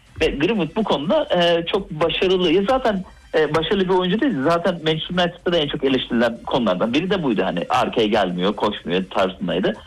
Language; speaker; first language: Turkish; native; Turkish